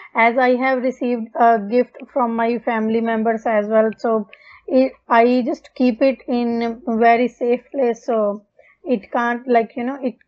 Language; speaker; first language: English; non-native, local second language; Punjabi